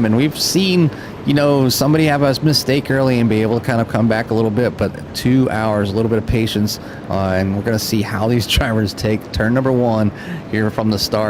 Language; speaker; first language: English; native; English